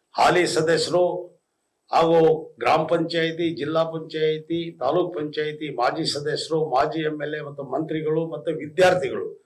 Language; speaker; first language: Kannada; non-native, local second language; Lambadi